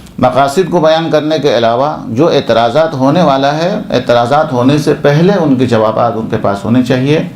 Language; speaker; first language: Urdu; non-native, local second language; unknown